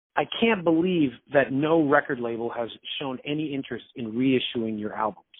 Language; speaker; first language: English; native; English